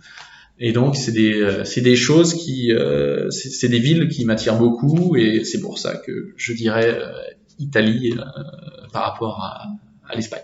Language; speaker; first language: French; native; French